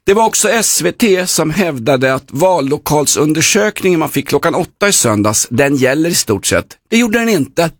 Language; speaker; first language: Swedish; native; Swedish